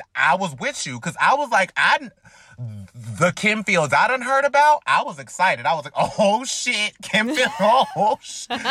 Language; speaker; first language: English; native; English